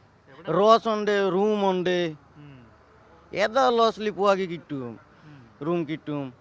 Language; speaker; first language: Malayalam; non-native, local second language; Assamese